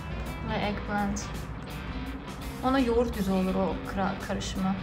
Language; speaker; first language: Turkish; native; Turkish